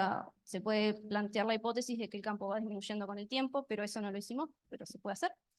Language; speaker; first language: Spanish; native; Spanish